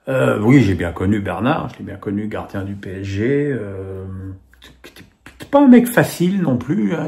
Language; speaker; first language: French; native; French